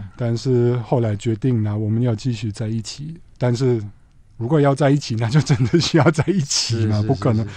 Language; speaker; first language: Chinese; non-native, fluent; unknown